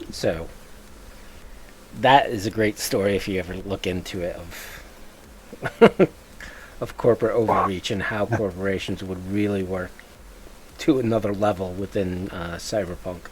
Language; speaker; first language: English; native; English